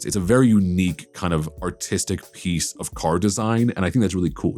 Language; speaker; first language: English; native; English